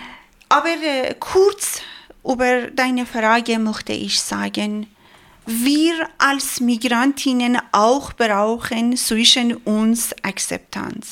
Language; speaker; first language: German; non-native, learner; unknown